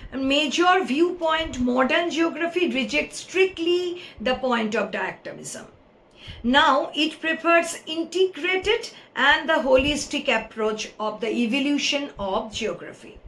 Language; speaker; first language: Hindi; non-native, local second language; Bangla